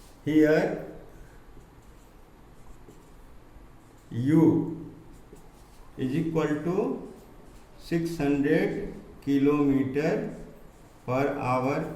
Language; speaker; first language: English; non-native, local second language; Hindi